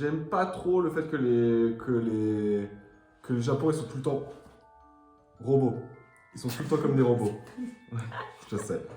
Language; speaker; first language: French; native; French